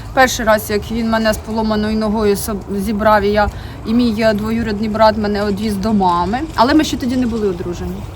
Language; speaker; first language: Ukrainian; non-native, local second language; Russian